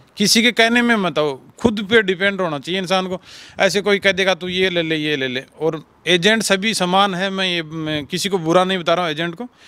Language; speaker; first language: Hindi; non-native, local second language; Punjabi